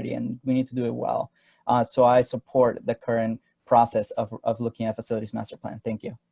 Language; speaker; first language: English; non-native, fluent; Spanish